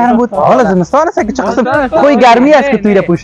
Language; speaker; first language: Persian; native; Persian